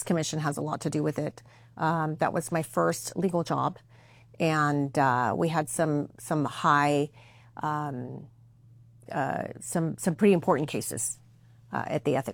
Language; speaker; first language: English; early bilingual, other home language; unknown